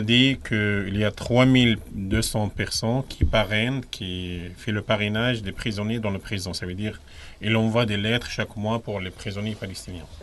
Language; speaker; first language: French; non-native, fluent; Arabic